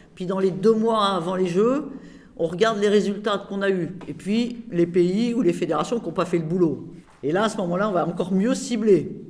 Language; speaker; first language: French; native; French